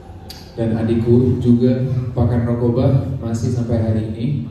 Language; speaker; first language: Indonesian; non-native, fluent; English